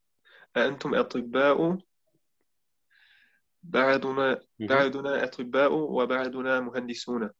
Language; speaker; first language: Arabic; non-native, learner; German